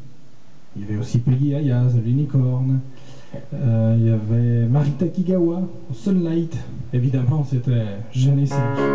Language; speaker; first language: French; native; French